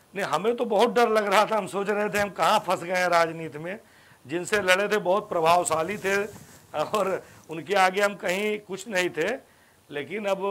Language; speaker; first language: Hindi; native; Hindi